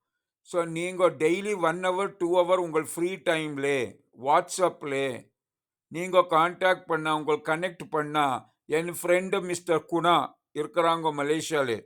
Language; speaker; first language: Tamil; non-native, learner; Kannada